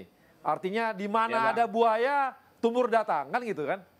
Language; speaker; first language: Indonesian; native; Indonesian